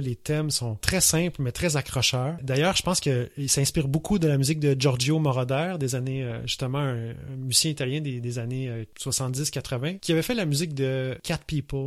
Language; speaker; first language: French; native; French